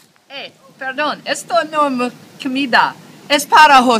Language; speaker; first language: Spanish; non-native, learner; English